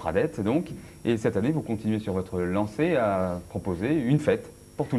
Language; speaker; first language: French; native; French